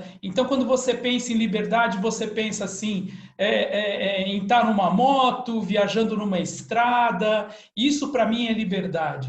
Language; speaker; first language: Portuguese; native; Portuguese